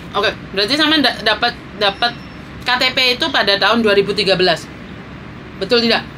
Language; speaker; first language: Indonesian; non-native, local second language; Javanese